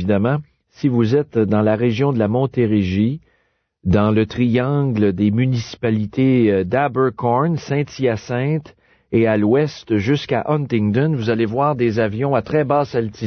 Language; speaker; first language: French; native; French